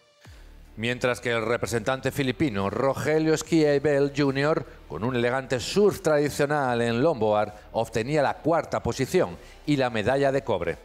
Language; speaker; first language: Spanish; native; Spanish